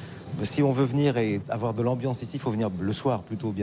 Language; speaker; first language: French; native; French